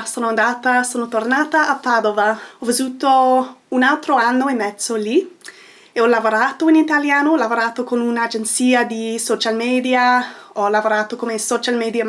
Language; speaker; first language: Italian; non-native, fluent; English